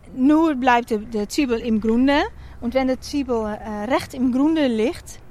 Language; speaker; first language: German; non-native, learner; Dutch